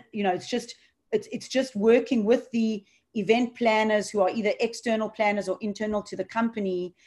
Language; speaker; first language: English; native; English